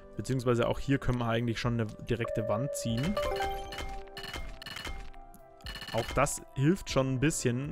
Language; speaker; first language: German; native; German